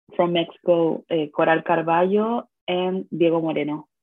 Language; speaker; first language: English; non-native, learner; Spanish